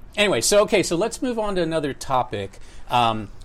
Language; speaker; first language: English; native; English